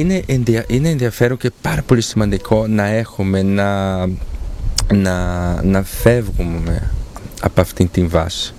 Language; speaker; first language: Greek; non-native, learner; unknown